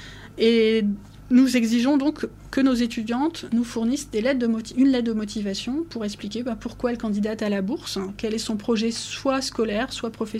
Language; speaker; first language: French; native; French